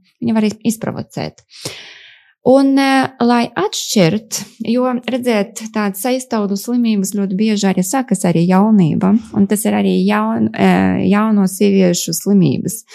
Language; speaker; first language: Latvian; non-native, local second language; Russian